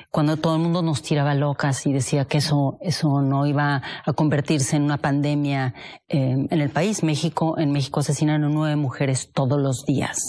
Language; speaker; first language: Spanish; native; Spanish